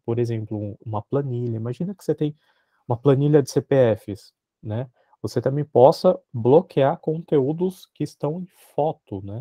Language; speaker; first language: Portuguese; native; Portuguese